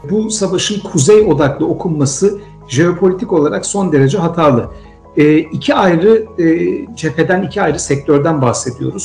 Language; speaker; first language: Turkish; native; Turkish